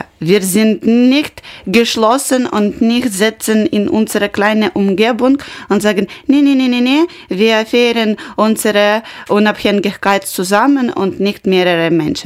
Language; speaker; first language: German; non-native, learner; Ukrainian